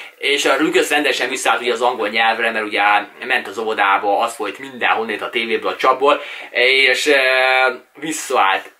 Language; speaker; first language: Hungarian; native; Hungarian